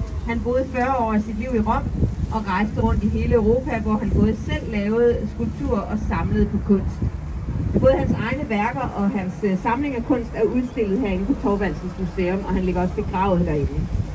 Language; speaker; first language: Danish; native; Danish